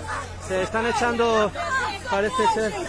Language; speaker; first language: Spanish; native; Spanish